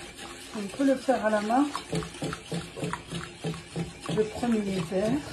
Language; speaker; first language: French; non-native, local second language; Arabic